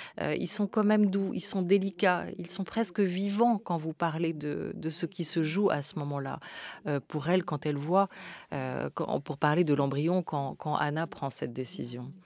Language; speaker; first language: French; native; French